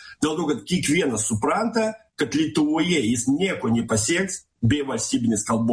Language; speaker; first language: Lithuanian; non-native, local second language; Russian